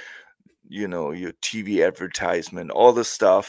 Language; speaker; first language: English; non-native, fluent; German